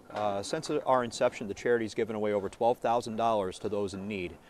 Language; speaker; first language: English; native; English